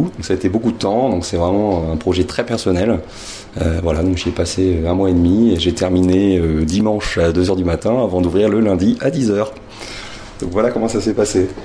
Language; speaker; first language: French; native; French